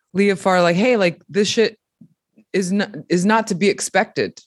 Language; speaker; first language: English; early bilingual, other home language; Spanish